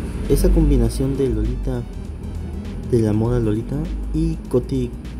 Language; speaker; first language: Spanish; native; Spanish